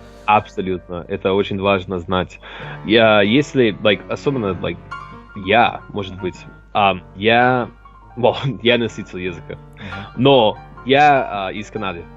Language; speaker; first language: Russian; non-native, learner; English